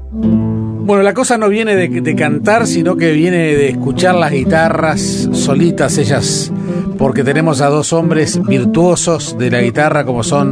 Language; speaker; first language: Spanish; native; Spanish